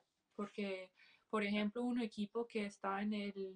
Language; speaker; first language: Spanish; early bilingual, heritage; English